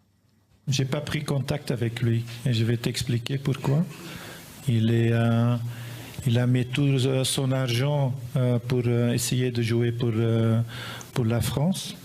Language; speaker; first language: French; non-native, fluent; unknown